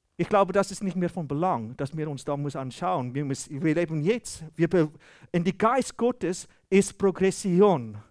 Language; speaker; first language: German; non-native, fluent; Afrikaans